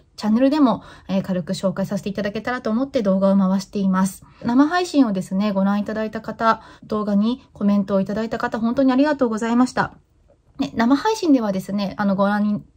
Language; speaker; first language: Japanese; native; Japanese